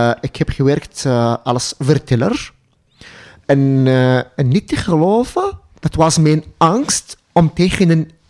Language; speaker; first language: Dutch; non-native, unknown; Arabic